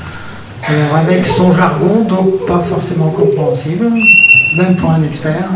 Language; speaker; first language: French; native; French